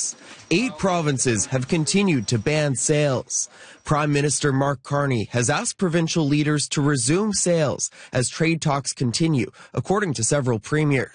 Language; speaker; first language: English; native; English